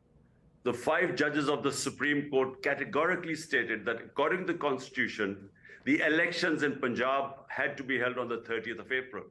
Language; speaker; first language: English; non-native, local second language; Urdu